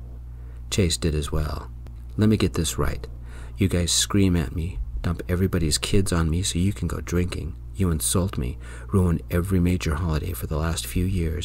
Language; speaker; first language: English; native; English